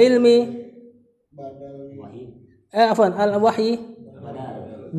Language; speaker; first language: Arabic; non-native, fluent; Indonesian